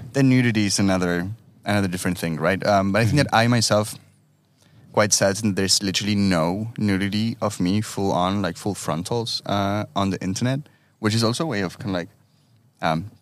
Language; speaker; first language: English; non-native, fluent; Spanish